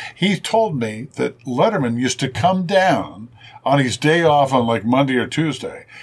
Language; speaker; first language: English; native; English